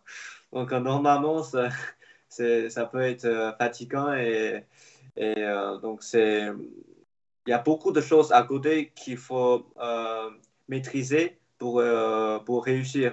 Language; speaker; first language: French; non-native, fluent; Chinese